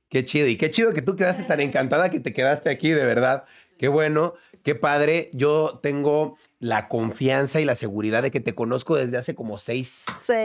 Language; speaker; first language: Spanish; native; Spanish